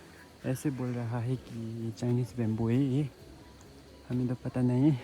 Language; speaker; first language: Hindi; non-native, local second language; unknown